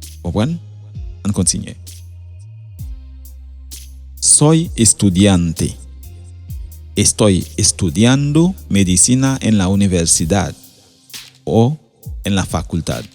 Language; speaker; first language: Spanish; non-native, fluent; Haitian Creole